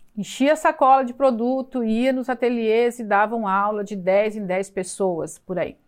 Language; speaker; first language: Portuguese; native; Portuguese